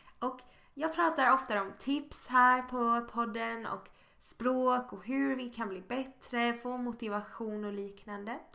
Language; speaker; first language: Swedish; native; Swedish